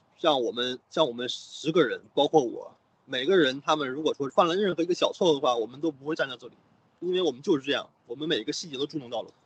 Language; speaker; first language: Chinese; non-native, local second language; Korean